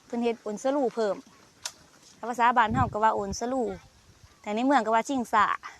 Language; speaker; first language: Thai; native; Thai